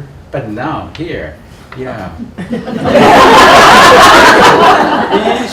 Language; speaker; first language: English; non-native, learner; Chinese